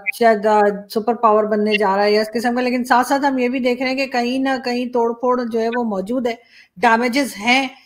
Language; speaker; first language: Urdu; native; Urdu